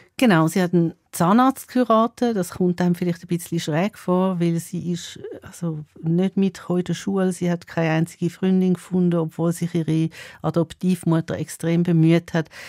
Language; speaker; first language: German; native; German